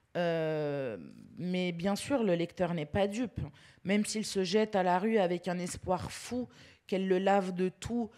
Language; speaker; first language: French; early bilingual, other home language; Arabic